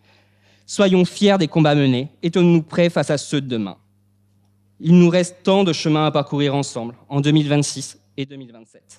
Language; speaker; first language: French; native; French